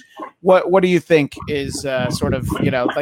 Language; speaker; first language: English; native; English